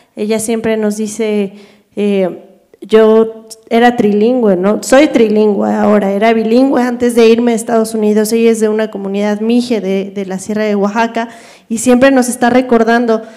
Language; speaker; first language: Spanish; native; Spanish